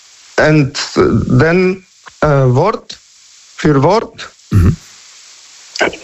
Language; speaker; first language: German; non-native, learner; Polish